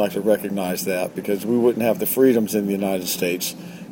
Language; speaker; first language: English; native; English